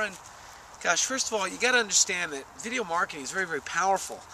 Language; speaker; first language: English; native; English